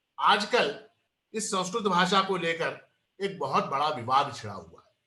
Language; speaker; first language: Hindi; non-native, local second language; Kannada